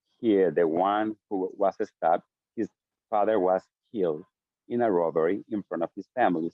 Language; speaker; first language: English; non-native, fluent; Spanish